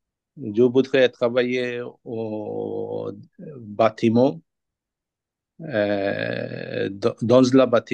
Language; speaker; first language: French; non-native, learner; Bangla